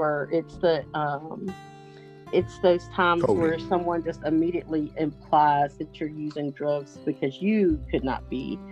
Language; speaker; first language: English; native; English